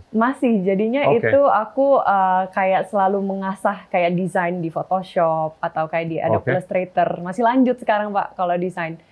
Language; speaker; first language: Indonesian; native; Indonesian